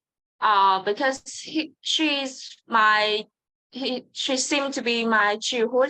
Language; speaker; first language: English; non-native, learner; Vietnamese